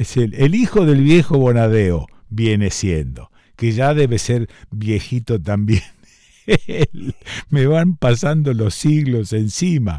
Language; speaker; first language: Spanish; native; Spanish